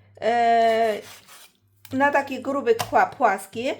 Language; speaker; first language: Polish; non-native, learner; Chinese